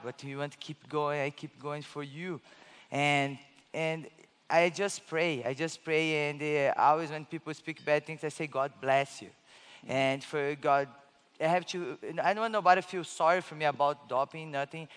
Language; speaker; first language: English; non-native, learner; Portuguese